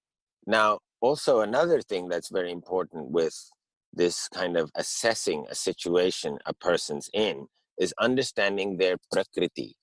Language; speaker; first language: English; early bilingual, heritage; English